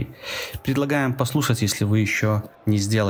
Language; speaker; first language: Russian; native; Russian